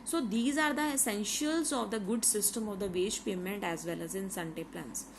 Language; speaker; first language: English; non-native, local second language; Punjabi